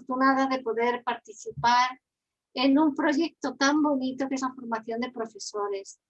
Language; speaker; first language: Spanish; native; Spanish